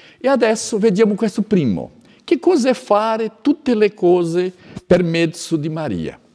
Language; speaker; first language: Italian; non-native, fluent; Portuguese